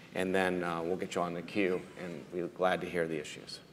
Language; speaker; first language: English; native; English